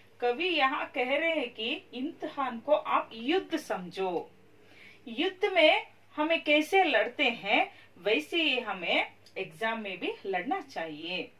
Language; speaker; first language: Hindi; non-native, local second language; Kannada